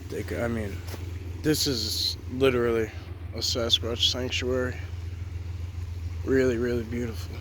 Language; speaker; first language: English; native; English